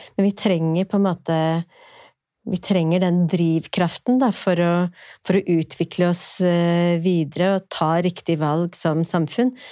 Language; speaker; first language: Norwegian; native; Norwegian